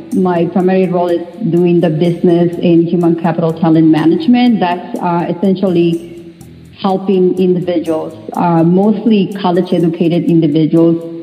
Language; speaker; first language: English; non-native, fluent; Spanish